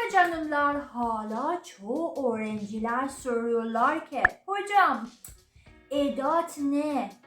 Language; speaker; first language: Turkish; non-native, learner; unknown